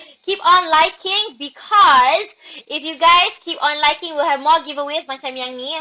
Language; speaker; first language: English; non-native, local second language; Malay